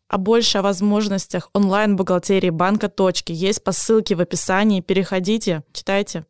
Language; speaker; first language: Russian; native; Russian